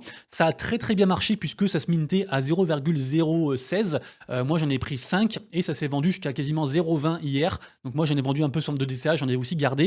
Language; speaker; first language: French; native; French